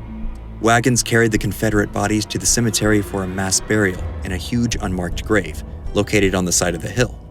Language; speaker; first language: English; native; English